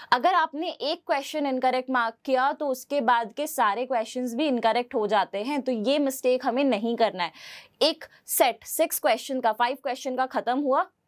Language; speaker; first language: Hindi; native; Hindi